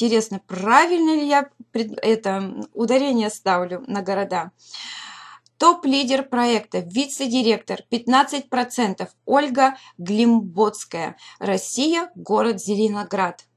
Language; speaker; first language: Russian; native; Russian